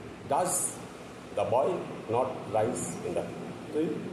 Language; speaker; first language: English; non-native, local second language; Bangla